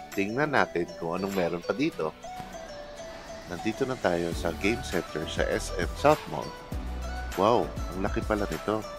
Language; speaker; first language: Filipino; native; Filipino